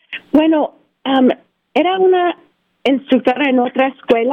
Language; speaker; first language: Spanish; early bilingual, heritage; Spanish